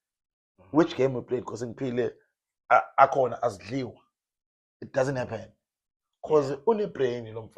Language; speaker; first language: English; non-native, local second language; Zulu